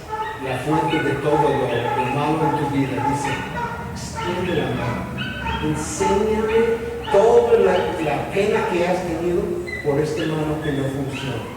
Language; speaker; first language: Spanish; non-native, fluent; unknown